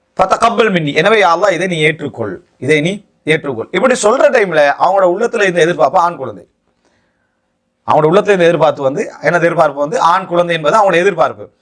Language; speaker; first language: Tamil; native; Tamil